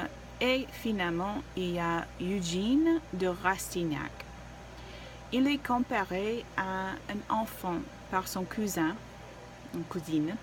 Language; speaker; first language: French; non-native, learner; English